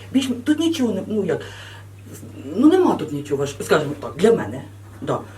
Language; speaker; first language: Ukrainian; native; Ukrainian